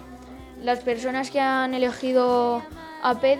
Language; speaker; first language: Spanish; native; Spanish